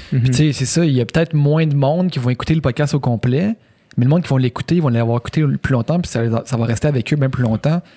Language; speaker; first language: French; native; French